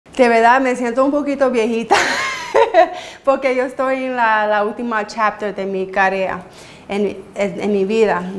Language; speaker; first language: Spanish; early bilingual, heritage; Spanish